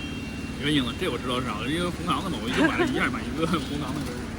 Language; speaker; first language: Chinese; native; Chinese